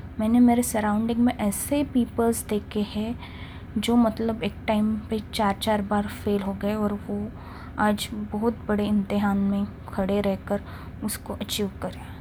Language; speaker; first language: Hindi; non-native, local second language; Marathi